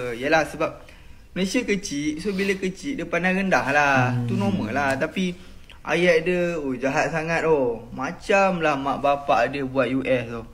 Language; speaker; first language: Malay; native; Malay